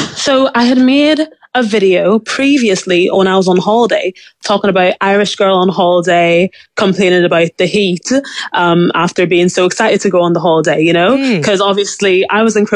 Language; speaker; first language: English; native; English